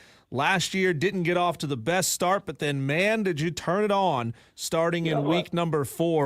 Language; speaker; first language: English; native; English